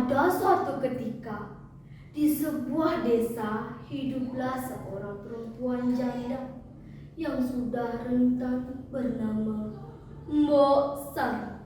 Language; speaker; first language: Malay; non-native, local second language; Balinese